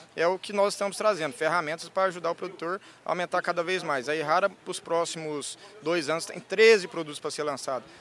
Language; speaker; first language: Portuguese; native; Portuguese